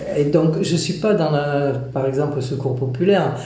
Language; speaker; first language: French; native; French